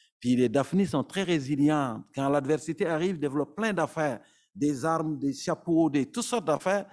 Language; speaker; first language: French; non-native, local second language; Serer